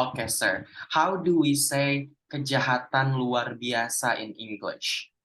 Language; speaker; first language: English; non-native, fluent; Indonesian